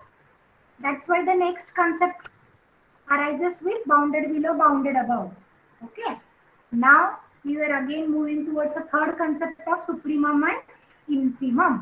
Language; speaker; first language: English; non-native, local second language; Marathi